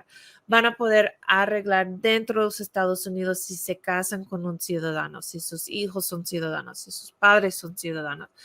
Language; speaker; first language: Spanish; non-native, fluent; English